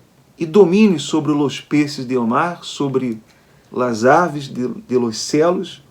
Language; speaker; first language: Spanish; non-native, learner; Portuguese